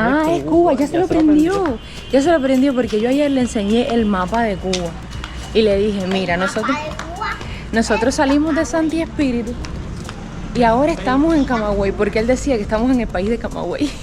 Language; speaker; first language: Spanish; native; Spanish